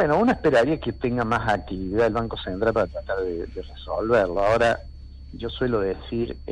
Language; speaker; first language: Spanish; native; Spanish